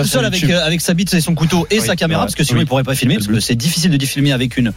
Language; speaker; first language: French; native; French